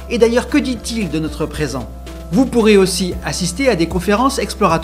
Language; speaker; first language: French; native; French